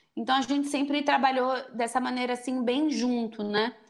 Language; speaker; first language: Portuguese; native; Portuguese